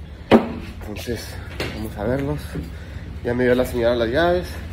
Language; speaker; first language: Spanish; early bilingual, heritage; Spanish